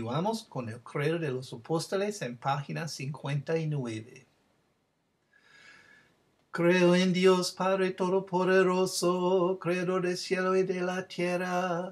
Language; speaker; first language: Spanish; non-native, fluent; English